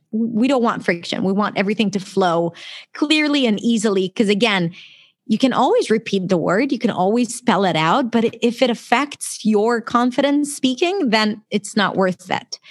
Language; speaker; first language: English; non-native, fluent; Hebrew